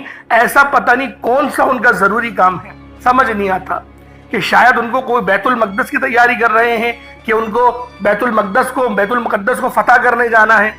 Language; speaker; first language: Urdu; native; Urdu